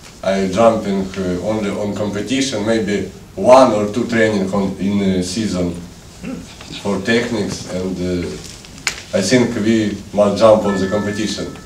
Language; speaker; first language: English; non-native, learner; Ukrainian